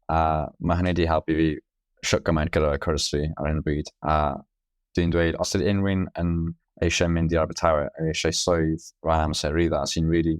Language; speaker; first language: Welsh; non-native, local second language; English